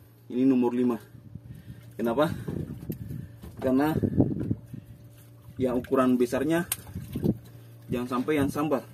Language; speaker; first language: Indonesian; native; Indonesian